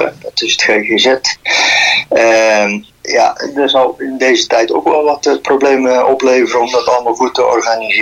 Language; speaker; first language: Dutch; native; Dutch